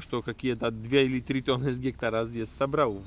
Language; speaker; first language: Russian; non-native, fluent; Polish